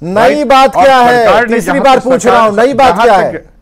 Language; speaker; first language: Hindi; native; Hindi